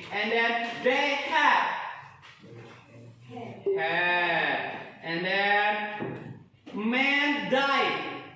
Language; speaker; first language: English; non-native, fluent; Indonesian